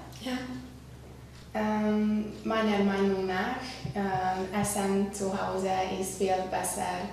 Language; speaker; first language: German; non-native, learner; Hungarian